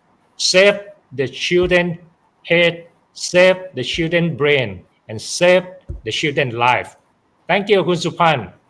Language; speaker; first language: English; non-native, fluent; Thai